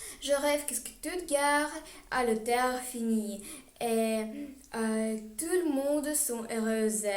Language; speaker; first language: French; non-native, learner; Russian